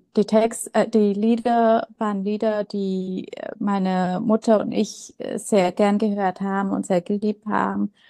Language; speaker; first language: German; non-native, fluent; Vietnamese